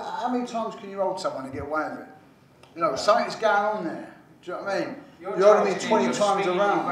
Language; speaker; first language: English; native; English